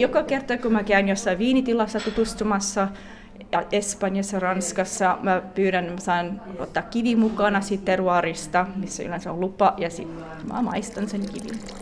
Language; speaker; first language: Finnish; non-native, fluent; English